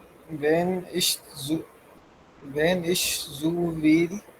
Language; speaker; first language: German; non-native, learner; Urdu